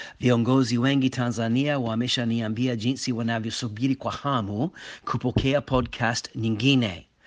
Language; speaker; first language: Swahili; non-native, fluent; English